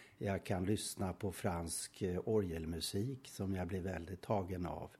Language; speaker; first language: Swedish; native; Swedish